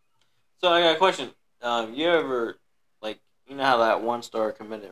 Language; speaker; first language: English; native; English